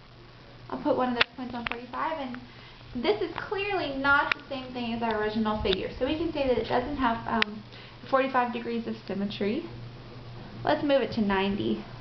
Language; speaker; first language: English; native; English